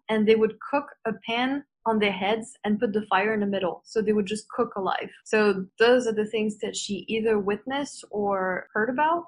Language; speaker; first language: English; non-native, fluent; Vietnamese